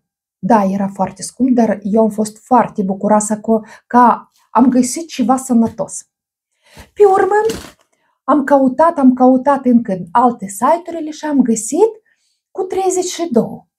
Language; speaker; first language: Romanian; non-native, learner; Russian